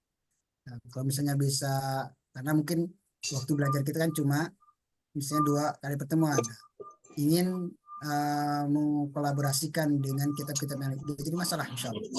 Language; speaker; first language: Indonesian; native; Indonesian